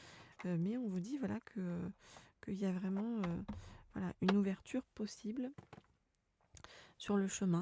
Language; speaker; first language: French; native; French